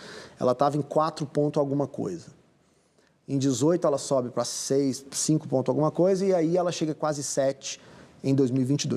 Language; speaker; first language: Portuguese; native; Portuguese